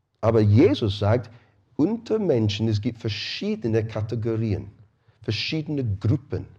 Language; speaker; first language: German; non-native, fluent; English